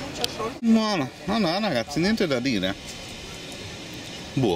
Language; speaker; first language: Italian; native; Italian